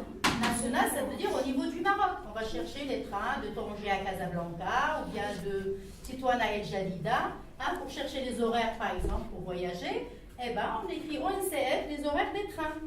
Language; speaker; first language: French; non-native, local second language; Arabic